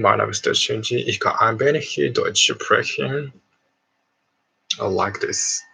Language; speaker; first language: German; non-native, learner; Japanese